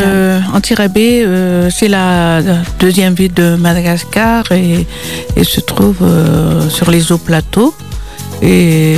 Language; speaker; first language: French; non-native, local second language; Malagasy